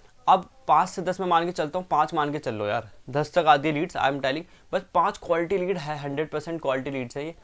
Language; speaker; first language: Hindi; native; Hindi